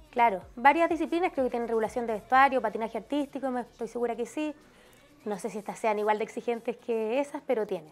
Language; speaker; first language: Spanish; native; Spanish